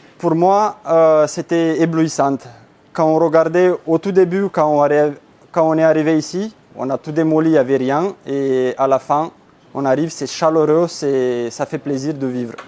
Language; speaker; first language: French; non-native, fluent; Romanian